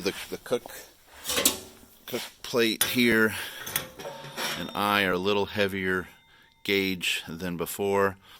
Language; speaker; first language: English; native; English